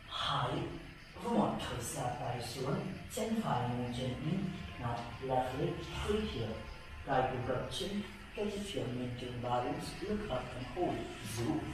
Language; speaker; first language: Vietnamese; non-native, learner; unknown